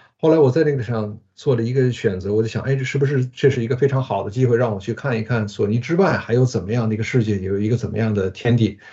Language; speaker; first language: Chinese; early bilingual, other home language; Japanese